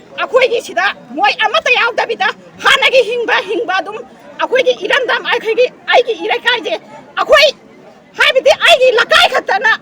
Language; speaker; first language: Manipuri; native; Manipuri